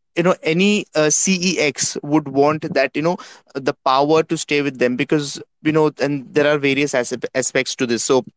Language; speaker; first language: English; non-native, local second language; Hindi